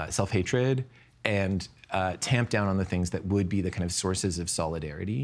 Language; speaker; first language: English; native; English